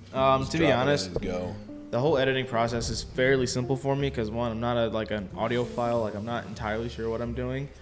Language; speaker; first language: English; native; English